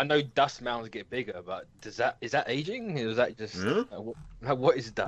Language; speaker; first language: English; native; English